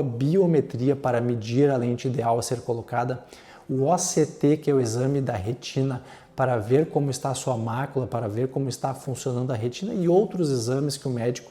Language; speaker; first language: Portuguese; native; Portuguese